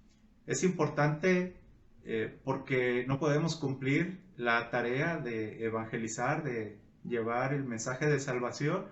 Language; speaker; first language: Spanish; native; Spanish